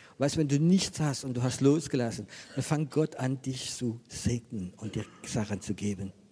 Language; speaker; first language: German; non-native, fluent; French